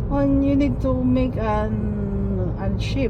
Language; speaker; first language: English; non-native, local second language; Waray